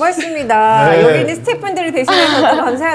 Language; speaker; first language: Korean; native; Korean